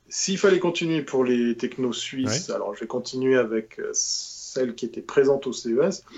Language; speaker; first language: French; native; French